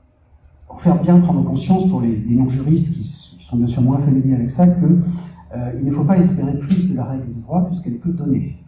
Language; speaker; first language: French; native; French